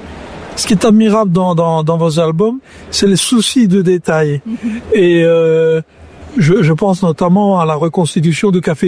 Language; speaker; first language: French; native; French